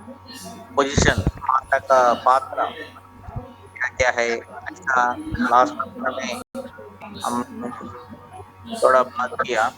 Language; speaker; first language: Hindi; non-native, local second language; Telugu